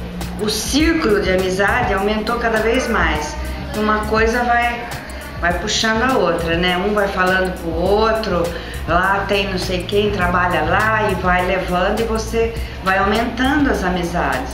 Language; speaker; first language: Portuguese; native; Portuguese